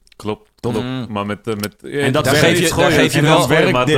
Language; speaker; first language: Dutch; early bilingual, other home language; Turkish